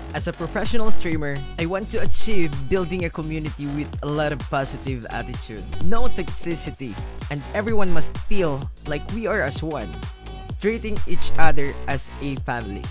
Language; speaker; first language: English; non-native, local second language; Waray